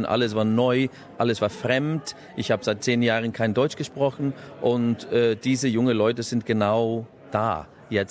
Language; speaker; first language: German; non-native, fluent; Icelandic